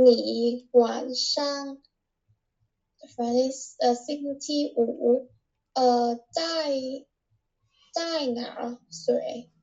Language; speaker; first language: Chinese; non-native, learner; Vietnamese